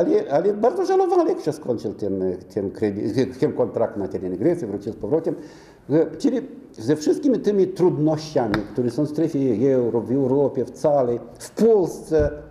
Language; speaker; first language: Polish; non-native, fluent; Romanian